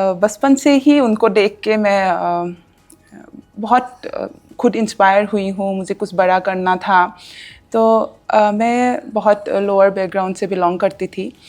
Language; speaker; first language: Hindi; non-native, local second language; Assamese